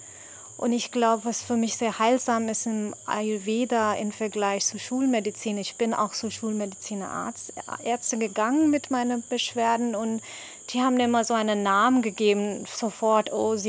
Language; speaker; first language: German; non-native, fluent; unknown